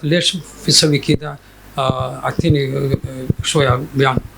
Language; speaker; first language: Arabic; non-native, fluent; Urdu